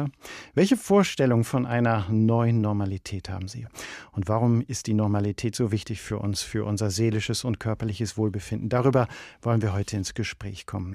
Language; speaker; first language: German; native; German